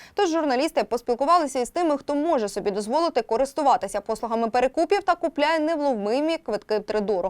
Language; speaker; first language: Ukrainian; native; Ukrainian